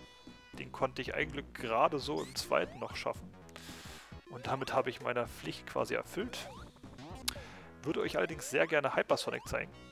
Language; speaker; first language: German; native; German